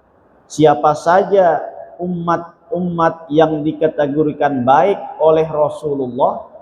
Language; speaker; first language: Indonesian; non-native, local second language; Banjar